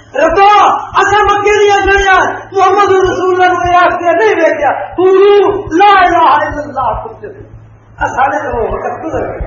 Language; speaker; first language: Urdu; non-native, local second language; Punjabi